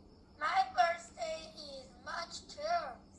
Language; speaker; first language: English; non-native, learner; Chinese